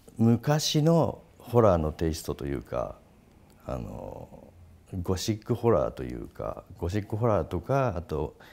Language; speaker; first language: Japanese; native; Japanese